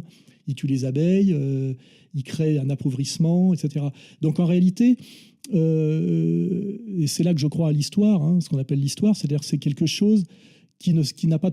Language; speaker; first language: French; native; French